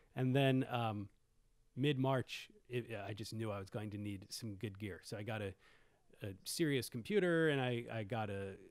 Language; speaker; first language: English; native; English